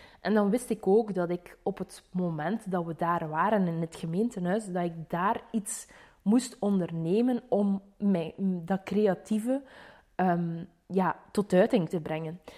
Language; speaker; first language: Dutch; native; Dutch